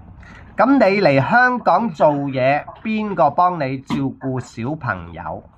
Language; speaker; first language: Cantonese; native; Cantonese